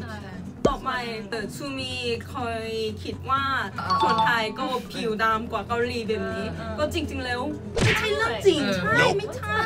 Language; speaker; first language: Thai; non-native, learner; Korean